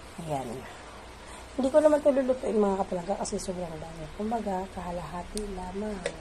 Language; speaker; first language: Filipino; non-native, local second language; Cebuano